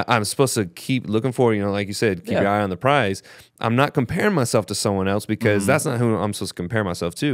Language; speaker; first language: English; native; English